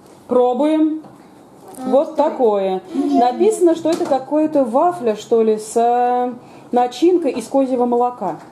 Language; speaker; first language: Russian; native; Russian